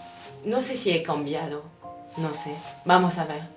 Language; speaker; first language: Spanish; non-native, learner; French